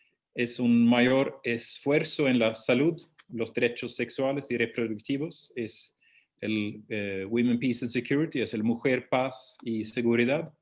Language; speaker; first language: Spanish; non-native, fluent; Swedish